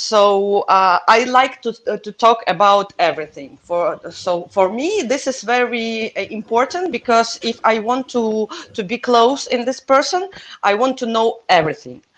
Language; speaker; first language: English; non-native, learner; Russian